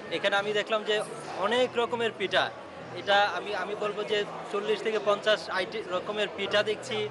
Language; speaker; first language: Bangla; native; Bangla